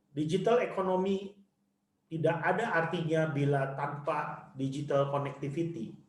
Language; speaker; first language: Indonesian; native; Indonesian